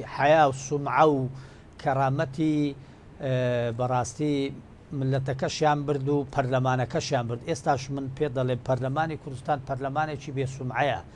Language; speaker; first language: Central Kurdish; non-native, local second language; Turkish